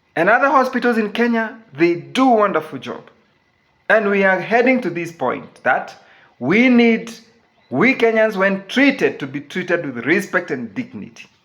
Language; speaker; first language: English; non-native, local second language; Swahili